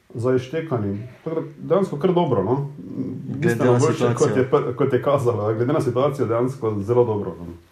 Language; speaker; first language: Slovenian; native; Slovenian